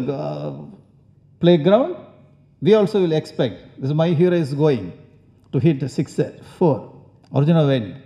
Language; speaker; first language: English; non-native, local second language; Tamil